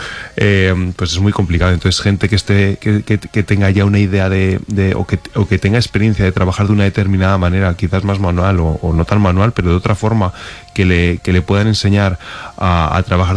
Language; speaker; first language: Spanish; native; Spanish